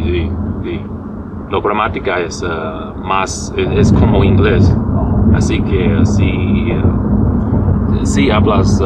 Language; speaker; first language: Spanish; non-native, learner; English